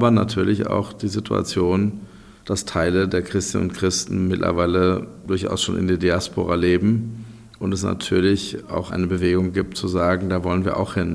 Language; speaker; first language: German; native; German